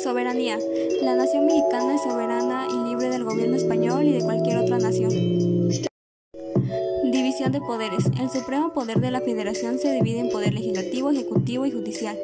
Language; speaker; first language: Spanish; native; Spanish